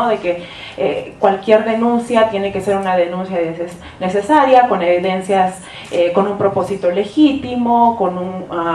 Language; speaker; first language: Spanish; early bilingual, heritage; Spanish